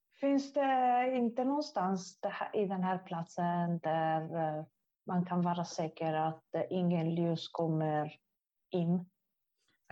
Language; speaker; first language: Swedish; non-native, fluent; Italian